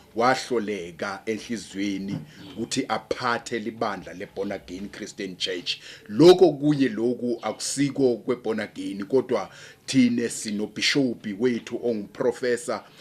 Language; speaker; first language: Zulu; non-native, local second language; Swati